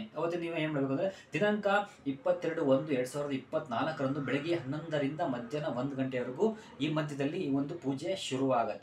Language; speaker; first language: Kannada; native; Kannada